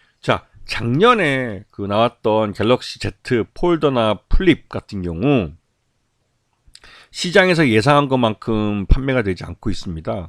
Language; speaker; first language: Korean; native; Korean